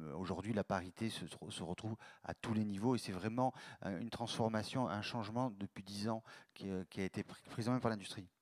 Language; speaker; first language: French; native; French